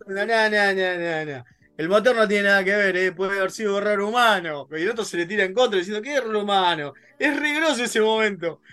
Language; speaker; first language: Spanish; native; Spanish